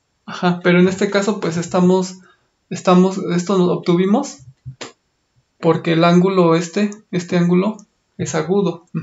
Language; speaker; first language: Spanish; native; Spanish